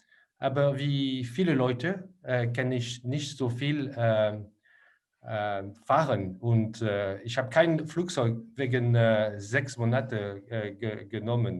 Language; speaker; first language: German; non-native, learner; French